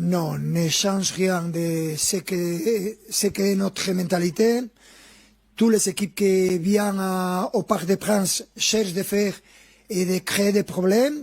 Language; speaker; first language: French; non-native, fluent; Spanish